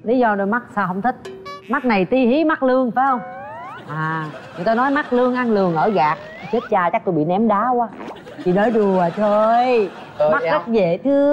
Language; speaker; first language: Vietnamese; native; Vietnamese